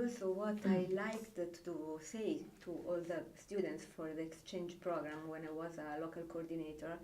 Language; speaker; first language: English; non-native, fluent; Italian